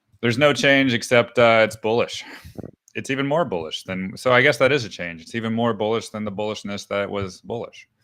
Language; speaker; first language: English; native; English